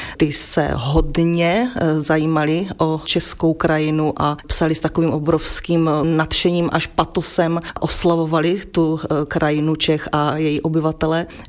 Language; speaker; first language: Czech; native; Czech